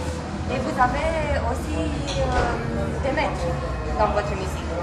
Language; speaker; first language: French; non-native, fluent; Romanian